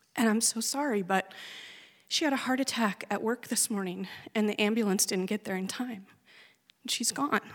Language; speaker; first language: English; native; English